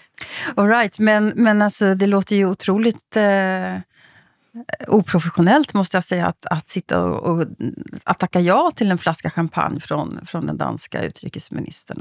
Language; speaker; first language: Swedish; native; Swedish